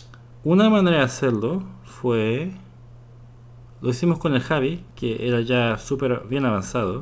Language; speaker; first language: Spanish; non-native, fluent; Korean